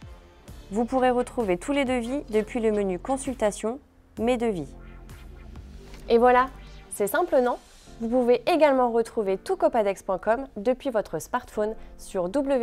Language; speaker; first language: French; native; French